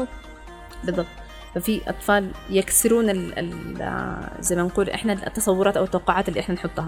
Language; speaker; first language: Arabic; native; Arabic